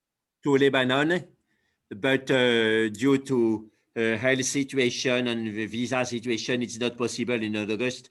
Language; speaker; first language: English; non-native, fluent; French